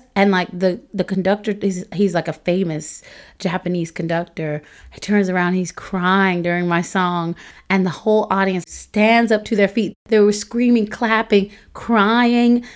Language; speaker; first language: English; native; English